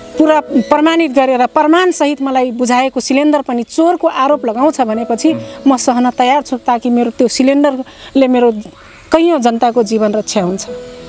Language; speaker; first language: Nepali; non-native, local second language; Dangaura Tharu